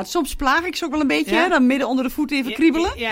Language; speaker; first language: Dutch; native; Dutch